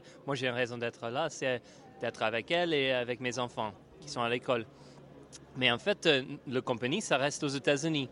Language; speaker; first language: French; non-native, fluent; English